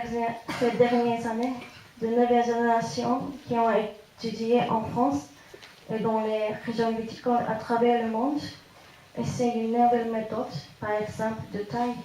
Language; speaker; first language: French; non-native, fluent; Japanese